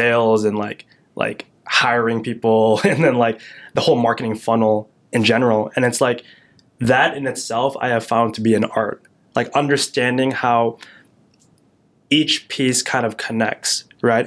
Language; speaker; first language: English; native; English